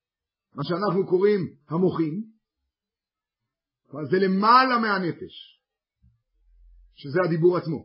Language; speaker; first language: Hebrew; native; Hebrew